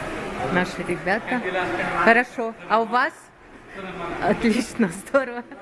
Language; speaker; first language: Russian; native; Russian